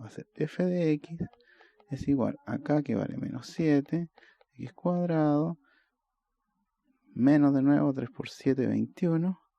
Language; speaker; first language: Spanish; native; Spanish